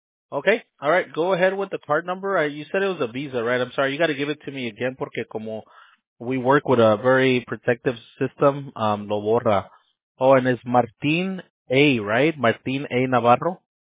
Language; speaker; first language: English; early bilingual, other home language; Spanish